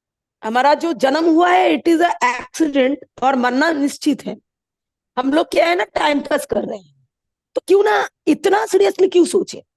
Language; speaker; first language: Hindi; non-native, local second language; Bangla